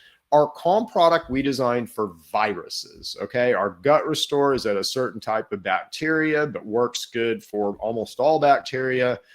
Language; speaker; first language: English; native; English